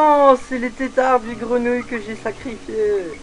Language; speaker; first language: French; native; French